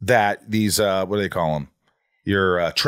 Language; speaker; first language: English; native; English